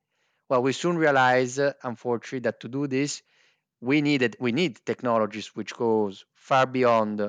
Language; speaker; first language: English; non-native, fluent; Italian